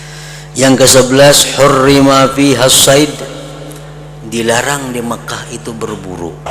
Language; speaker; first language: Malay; non-native, local second language; Banjar